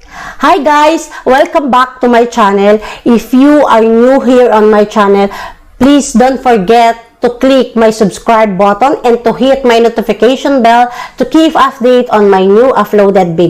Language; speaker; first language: English; non-native, local second language; Filipino